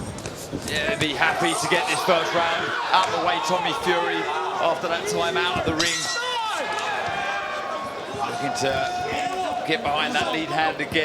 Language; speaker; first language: English; native; English